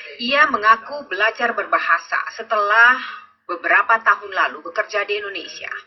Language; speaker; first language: Indonesian; native; Indonesian